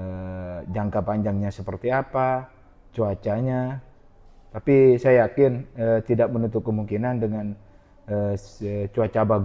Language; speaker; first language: Indonesian; non-native, local second language; Madurese